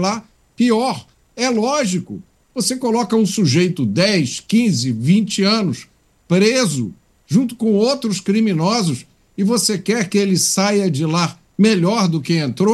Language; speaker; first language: Portuguese; native; Portuguese